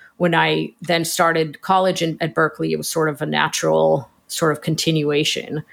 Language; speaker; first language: English; early bilingual, other home language; Hebrew